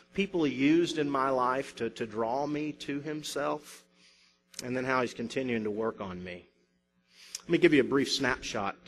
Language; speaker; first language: English; native; English